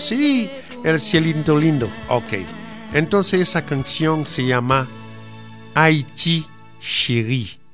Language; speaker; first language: Spanish; non-native, fluent; Haitian Creole